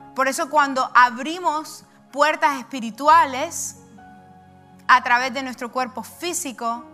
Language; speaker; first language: Spanish; early bilingual, heritage; Spanish